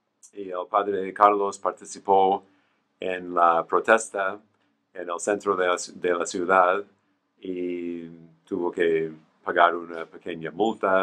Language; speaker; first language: Spanish; non-native, fluent; English